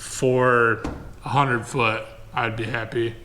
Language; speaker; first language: English; native; English